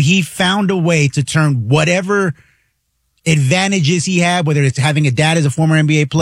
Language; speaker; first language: English; native; English